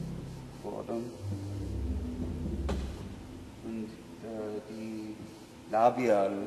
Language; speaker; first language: German; non-native, learner; English